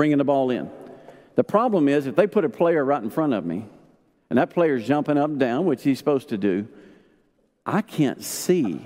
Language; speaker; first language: English; native; English